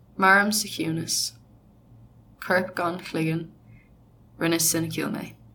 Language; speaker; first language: Irish; non-native, local second language; English